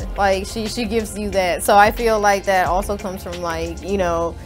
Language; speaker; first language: English; native; English